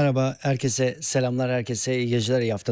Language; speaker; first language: Turkish; native; Turkish